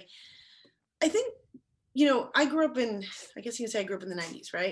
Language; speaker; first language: English; native; English